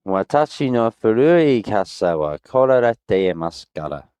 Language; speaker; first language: Japanese; non-native, learner; English